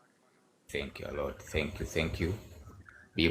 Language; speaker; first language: English; non-native, learner; Swahili